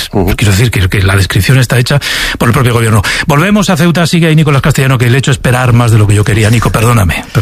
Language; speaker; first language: Spanish; native; Spanish